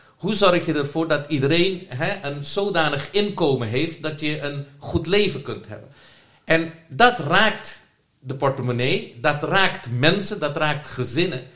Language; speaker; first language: Dutch; non-native, local second language; Caribbean Hindustani